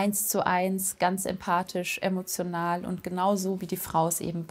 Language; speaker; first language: German; native; German